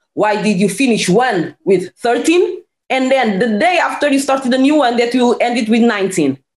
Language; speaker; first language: English; non-native, fluent; Portuguese